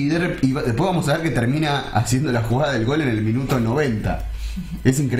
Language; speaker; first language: Spanish; native; Spanish